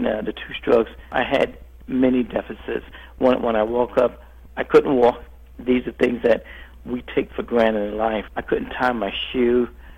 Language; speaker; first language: English; native; English